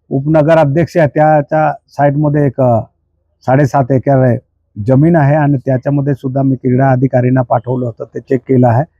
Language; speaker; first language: Marathi; non-native, local second language; Bhili